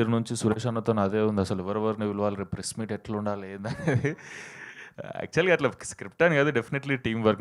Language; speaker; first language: Telugu; native; Telugu